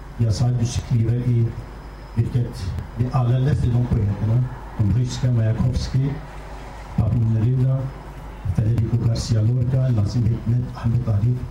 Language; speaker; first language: Swedish; non-native, fluent; Kurdish